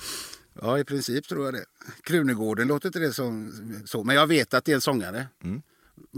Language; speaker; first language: Swedish; native; Swedish